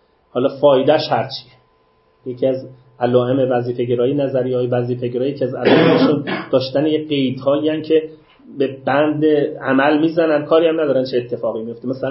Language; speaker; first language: Persian; native; Persian